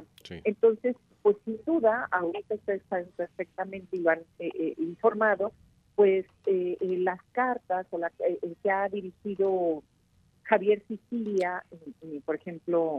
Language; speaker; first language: Spanish; native; Spanish